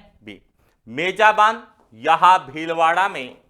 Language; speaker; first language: Hindi; native; Hindi